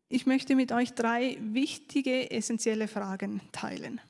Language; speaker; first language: German; native; German